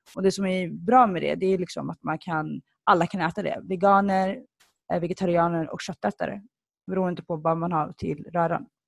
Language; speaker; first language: Swedish; early bilingual, other home language; Somali